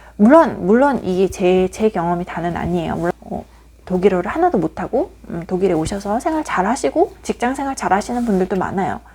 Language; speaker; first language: Korean; native; Korean